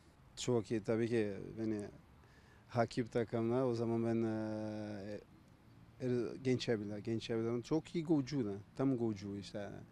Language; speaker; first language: Turkish; non-native, learner; Portuguese